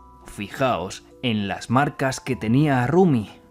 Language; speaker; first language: Spanish; native; Spanish